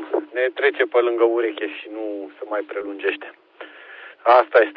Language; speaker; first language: Romanian; native; Romanian